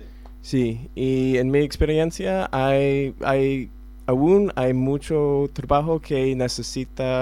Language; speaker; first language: Spanish; non-native, learner; English